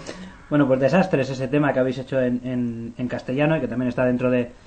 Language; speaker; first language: Spanish; native; Spanish